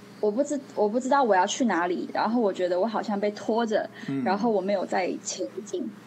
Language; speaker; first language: Chinese; native; Chinese